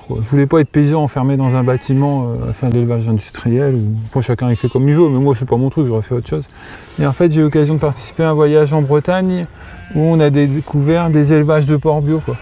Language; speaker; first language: French; native; French